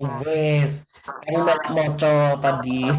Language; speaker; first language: Indonesian; native; Indonesian